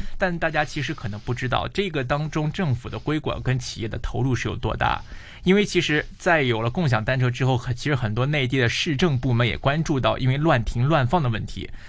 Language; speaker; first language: Chinese; native; Chinese